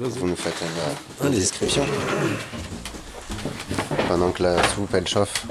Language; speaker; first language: French; native; French